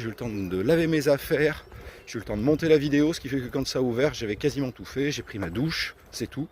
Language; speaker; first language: French; native; French